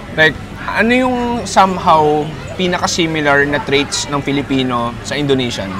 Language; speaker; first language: Filipino; native; Filipino